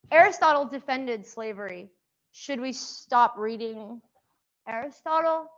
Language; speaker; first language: English; early bilingual, other home language; Persian